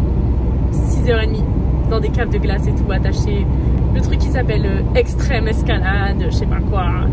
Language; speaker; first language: French; native; French